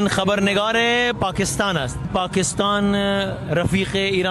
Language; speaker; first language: Persian; non-native, learner; Urdu